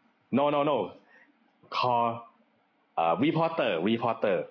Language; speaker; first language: English; non-native, learner; Thai